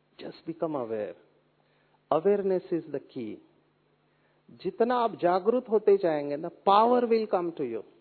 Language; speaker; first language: Hindi; non-native, local second language; Marathi